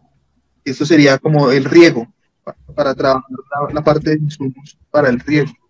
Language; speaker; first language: Spanish; native; Spanish